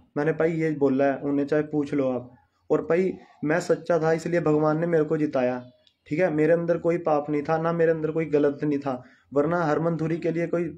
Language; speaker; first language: Hindi; non-native, local second language; Punjabi